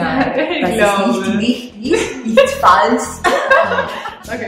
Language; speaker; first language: German; non-native, learner; Portuguese